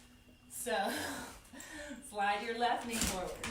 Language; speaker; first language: English; native; English